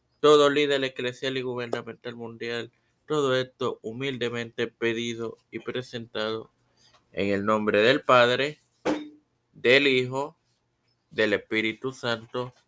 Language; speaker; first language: Spanish; native; Spanish